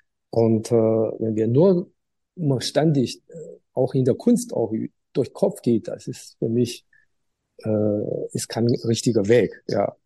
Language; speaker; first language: German; non-native, learner; Chinese